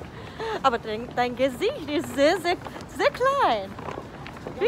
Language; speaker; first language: German; non-native, learner; Korean